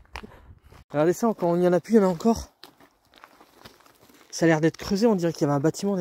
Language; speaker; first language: French; native; French